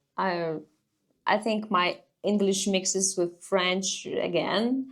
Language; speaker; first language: English; non-native, fluent; Russian